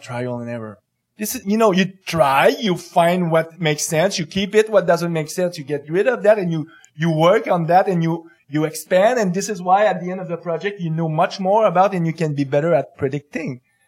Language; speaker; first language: English; non-native, fluent; French